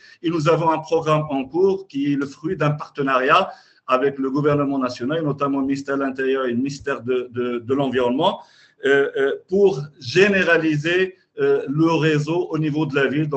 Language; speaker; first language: French; non-native, local second language; Arabic